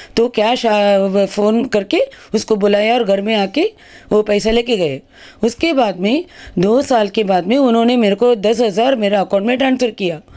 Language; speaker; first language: Hindi; non-native, local second language; Tamil